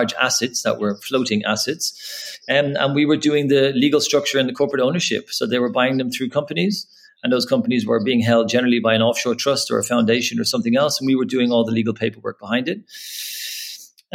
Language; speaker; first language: English; native; English